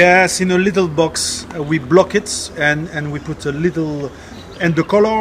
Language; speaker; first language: English; non-native, learner; French